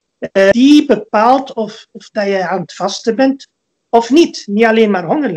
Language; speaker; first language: Dutch; early bilingual, other home language; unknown